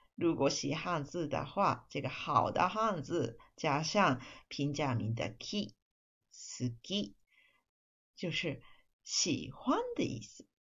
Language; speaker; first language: Chinese; non-native, fluent; Japanese